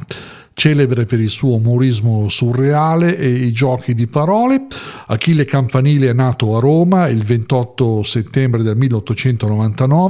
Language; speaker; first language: Italian; native; Italian